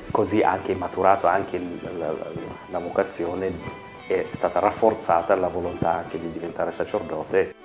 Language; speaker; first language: Italian; non-native, fluent; Tigrinya